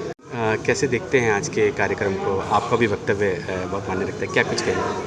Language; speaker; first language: Hindi; native; Hindi